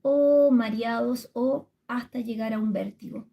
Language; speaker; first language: Spanish; native; Spanish